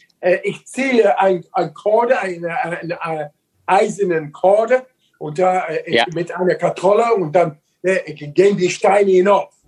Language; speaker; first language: German; non-native, learner; Dutch